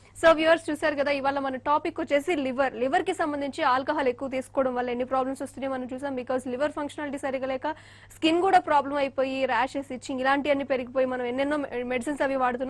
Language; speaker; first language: Telugu; native; Telugu